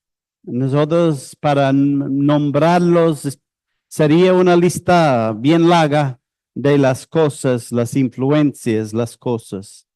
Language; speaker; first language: Spanish; non-native, fluent; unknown